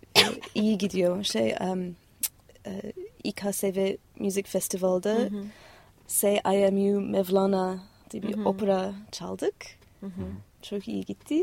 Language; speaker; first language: Turkish; non-native, fluent; English